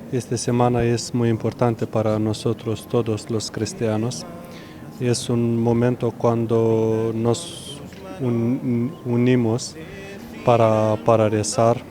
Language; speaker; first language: Spanish; non-native, learner; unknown